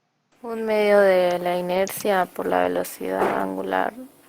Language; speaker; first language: Spanish; native; Spanish